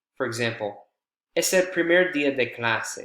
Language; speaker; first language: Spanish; non-native, fluent; English